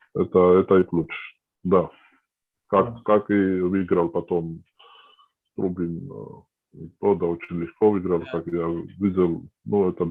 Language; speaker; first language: Russian; non-native, fluent; Georgian